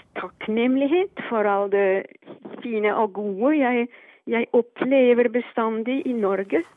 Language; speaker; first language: Norwegian; non-native, fluent; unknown